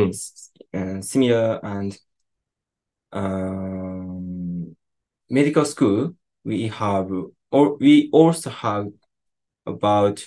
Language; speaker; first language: English; non-native, learner; Japanese